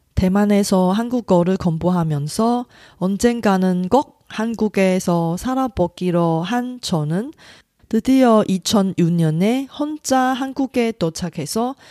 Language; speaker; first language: Korean; non-native, fluent; Chinese